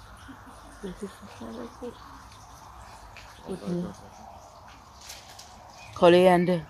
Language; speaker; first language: English; non-native, learner; Thai